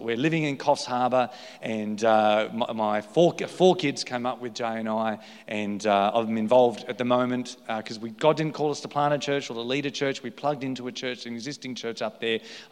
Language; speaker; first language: English; native; English